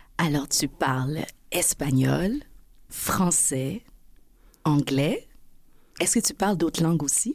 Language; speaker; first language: French; early bilingual, other home language; Haitian Creole